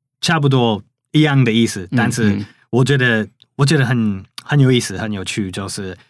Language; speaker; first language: Chinese; non-native, fluent; English